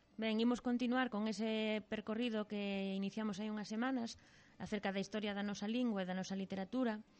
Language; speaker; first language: Galician; native; Galician